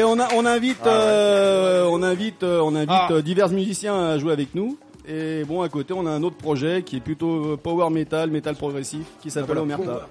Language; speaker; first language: French; native; French